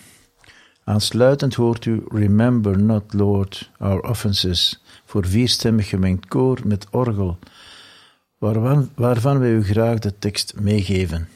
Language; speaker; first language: Dutch; native; Dutch